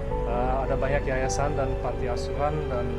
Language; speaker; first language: Indonesian; early bilingual, other home language; Dutch